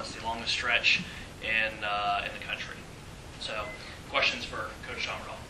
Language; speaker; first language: English; native; English